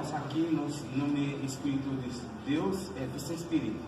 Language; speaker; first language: Portuguese; non-native, learner; Haitian Creole